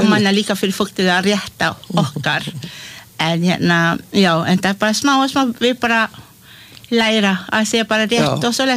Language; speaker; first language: Icelandic; non-native, learner; Malay